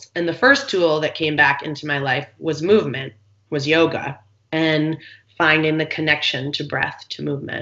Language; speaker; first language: English; native; English